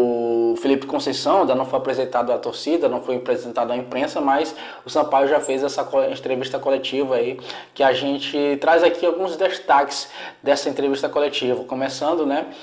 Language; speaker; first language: Portuguese; native; Portuguese